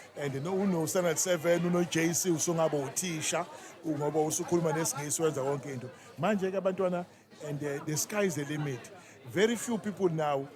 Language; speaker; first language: Zulu; native; Zulu